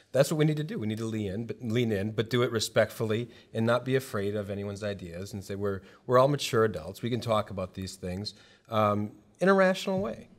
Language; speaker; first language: English; native; English